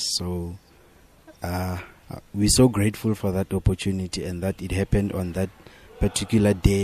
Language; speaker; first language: English; non-native, local second language; Zulu